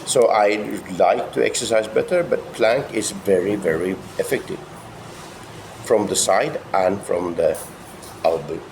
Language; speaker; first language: English; non-native, fluent; Norwegian